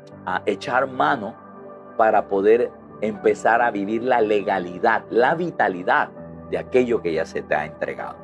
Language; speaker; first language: Spanish; native; Spanish